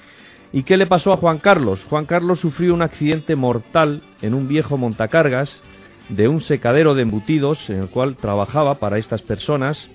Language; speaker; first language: Spanish; native; Spanish